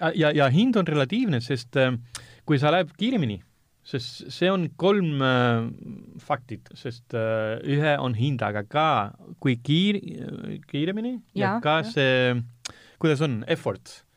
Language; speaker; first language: Estonian; non-native, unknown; Spanish